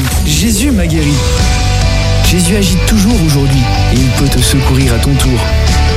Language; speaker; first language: French; native; French